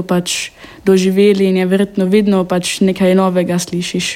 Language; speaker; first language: Slovenian; native; Slovenian